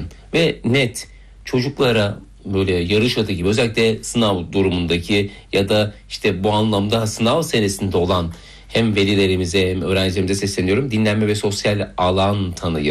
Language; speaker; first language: Turkish; native; Turkish